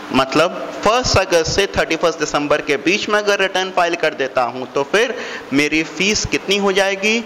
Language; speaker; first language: Hindi; native; Hindi